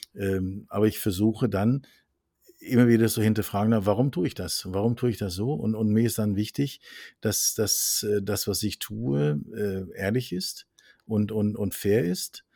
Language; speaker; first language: German; non-native, fluent; Norwegian